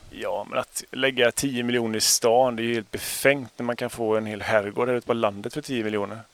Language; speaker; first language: Swedish; native; Swedish